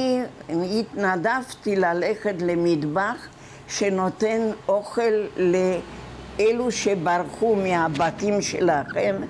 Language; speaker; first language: Hebrew; non-native, fluent; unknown